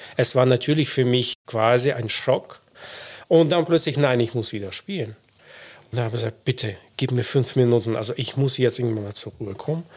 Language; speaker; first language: German; non-native, fluent; Russian